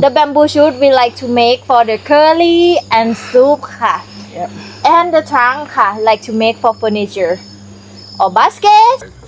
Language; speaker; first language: English; non-native, learner; Thai